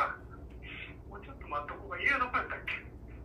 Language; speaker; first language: Japanese; native; Japanese